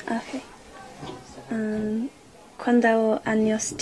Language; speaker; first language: Spanish; non-native, learner; English